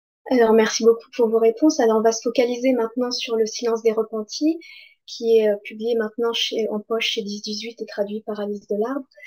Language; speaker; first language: French; native; French